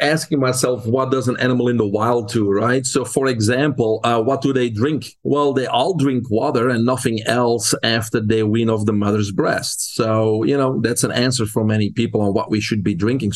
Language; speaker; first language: English; non-native, fluent; Dutch